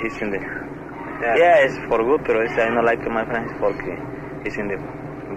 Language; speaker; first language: English; non-native, learner; Spanish